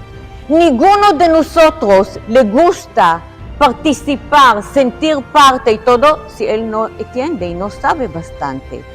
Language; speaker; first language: Spanish; non-native, fluent; Hebrew